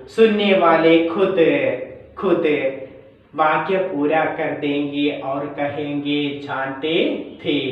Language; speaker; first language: Hindi; non-native, local second language; Malayalam